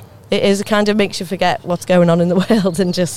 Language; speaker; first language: English; native; English